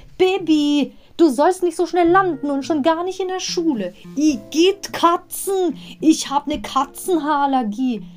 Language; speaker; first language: German; native; German